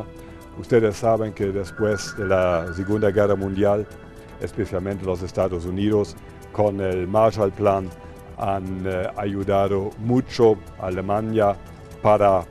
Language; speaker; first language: Spanish; non-native, fluent; German